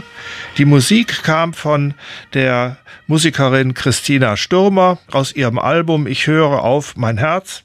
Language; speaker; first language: German; native; German